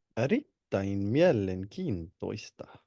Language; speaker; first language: Finnish; non-native, learner; English